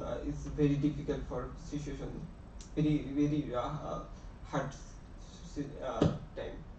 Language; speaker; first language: English; non-native, learner; Bangla